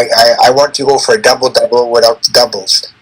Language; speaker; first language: English; native; English